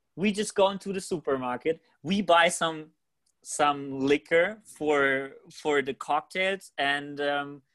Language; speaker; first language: English; non-native, fluent; German